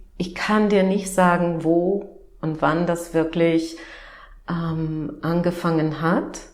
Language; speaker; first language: German; non-native, fluent; English